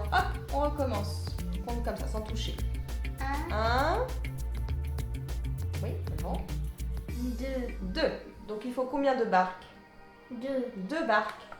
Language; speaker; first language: French; native; French